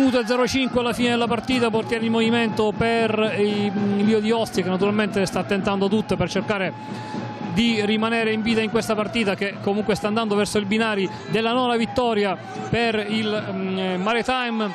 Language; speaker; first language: Italian; native; Italian